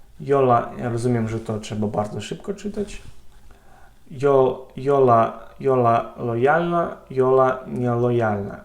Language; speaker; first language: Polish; non-native, learner; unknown